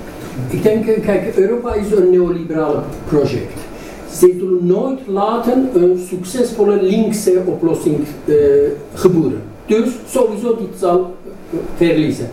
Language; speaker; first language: Dutch; non-native, fluent; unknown